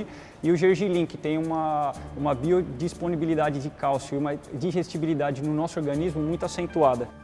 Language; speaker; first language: Portuguese; native; Portuguese